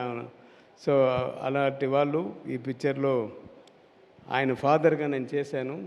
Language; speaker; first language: Telugu; non-native, learner; Tamil